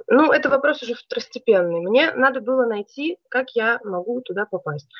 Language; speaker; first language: Russian; native; Russian